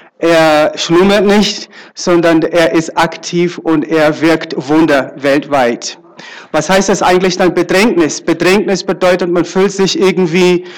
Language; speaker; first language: German; non-native, fluent; Portuguese